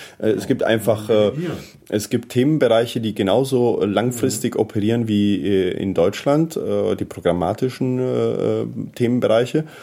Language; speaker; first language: German; early bilingual, heritage; German